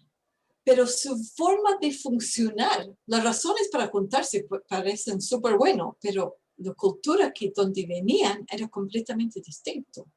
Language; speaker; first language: Spanish; non-native, fluent; English